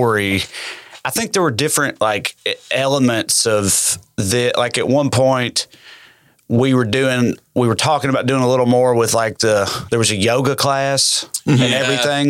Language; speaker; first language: English; native; English